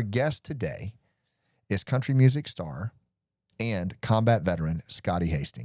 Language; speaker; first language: English; native; English